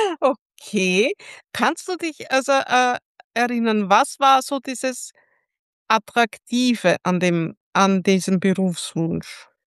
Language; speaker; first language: German; native; German